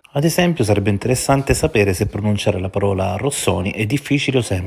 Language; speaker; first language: Italian; native; Italian